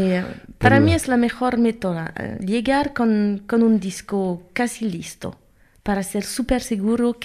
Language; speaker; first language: Spanish; non-native, fluent; French